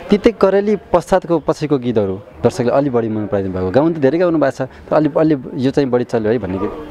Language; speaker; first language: Nepali; native; Nepali